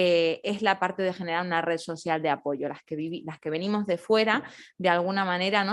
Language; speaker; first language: Spanish; native; Spanish